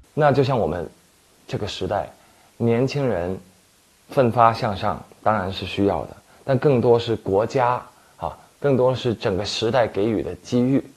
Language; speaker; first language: Chinese; non-native, local second language; Min Nan Chinese